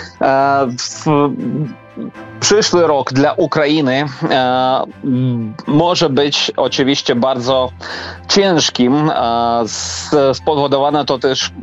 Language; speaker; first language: Polish; non-native, fluent; Ukrainian